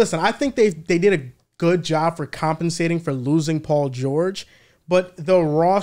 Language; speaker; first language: English; native; English